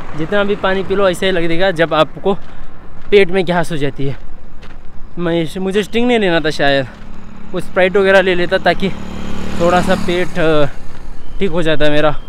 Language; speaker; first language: Hindi; native; Hindi